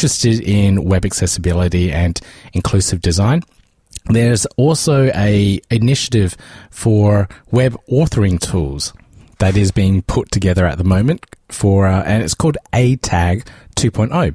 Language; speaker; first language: English; native; English